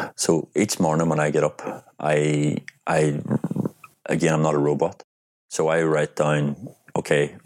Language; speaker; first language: English; native; English